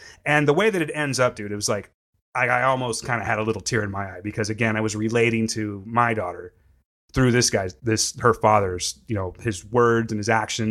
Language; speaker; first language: English; native; English